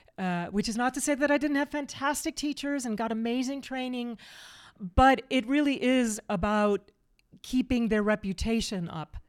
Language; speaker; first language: English; early bilingual, other home language; German